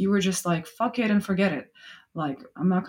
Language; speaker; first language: English; non-native, fluent; Russian